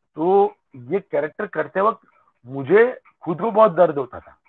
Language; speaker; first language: Hindi; non-native, local second language; Gujarati